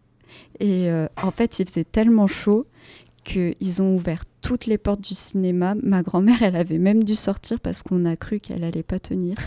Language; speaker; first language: French; native; French